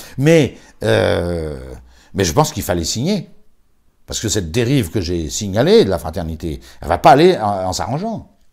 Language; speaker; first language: French; native; French